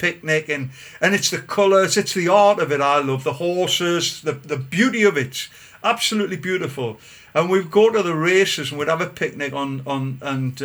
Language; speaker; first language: English; native; English